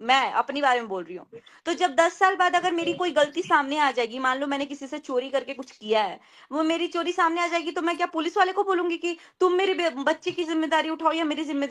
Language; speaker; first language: Hindi; native; Hindi